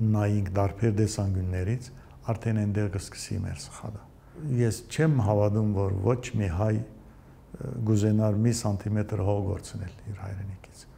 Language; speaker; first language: Armenian; early bilingual, heritage; Armenian